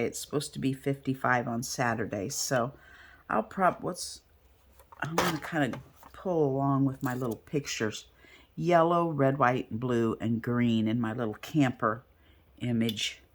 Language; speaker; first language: English; native; English